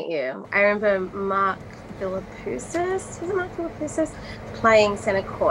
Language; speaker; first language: English; native; English